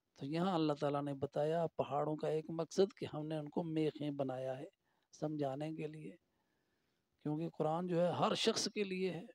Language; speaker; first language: Urdu; non-native, local second language; Punjabi